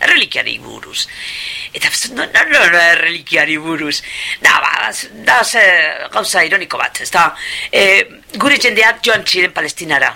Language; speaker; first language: Basque; non-native, local second language; Spanish